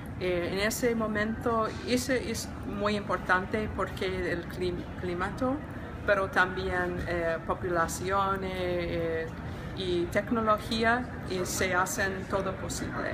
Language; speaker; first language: Spanish; non-native, learner; English